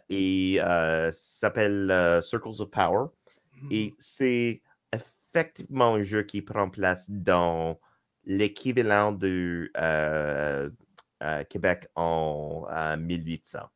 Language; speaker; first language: French; non-native, local second language; English